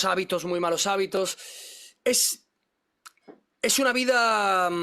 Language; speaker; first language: Spanish; native; Spanish